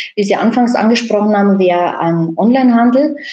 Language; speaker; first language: German; early bilingual, other home language; Russian